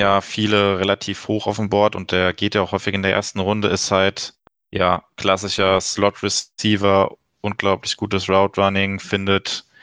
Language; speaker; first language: German; native; German